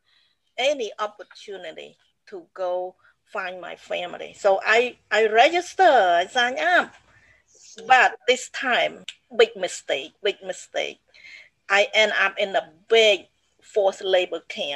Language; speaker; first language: English; non-native, fluent; Khmer